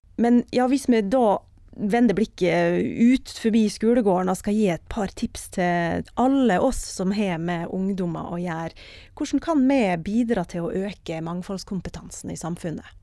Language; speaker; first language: Norwegian; native; Norwegian